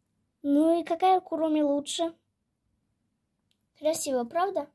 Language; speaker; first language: Russian; native; Russian